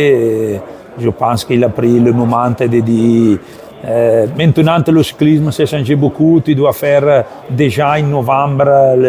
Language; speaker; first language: French; non-native, learner; Italian